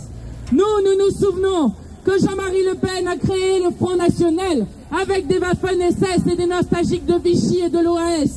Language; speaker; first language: French; native; French